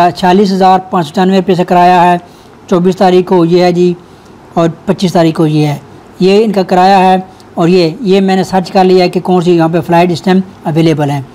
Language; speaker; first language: Urdu; non-native, local second language; Punjabi